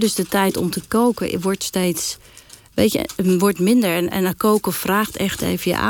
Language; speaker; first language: Dutch; native; Dutch